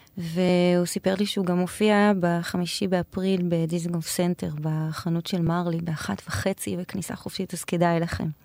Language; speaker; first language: Hebrew; native; Hebrew